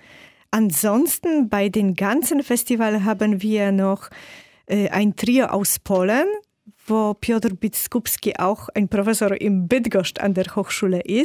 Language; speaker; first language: German; non-native, fluent; Polish